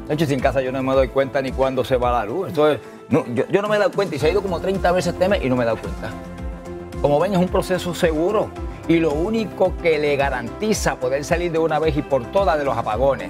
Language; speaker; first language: Spanish; native; Spanish